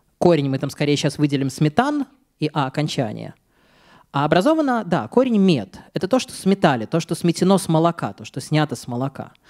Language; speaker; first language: Russian; native; Russian